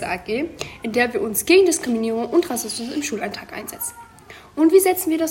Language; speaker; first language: German; early bilingual, other home language; Greek